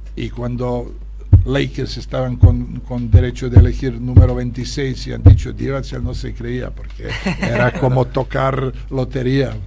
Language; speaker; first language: Spanish; non-native, fluent; Serbian